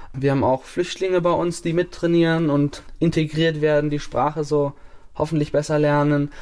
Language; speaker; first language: German; native; German